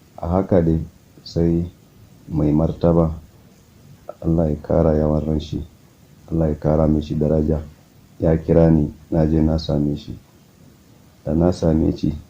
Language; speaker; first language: Hausa; non-native, local second language; Kanuri